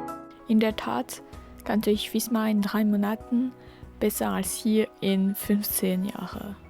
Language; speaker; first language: German; non-native, learner; French